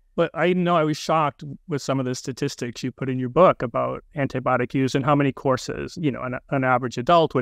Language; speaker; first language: English; native; English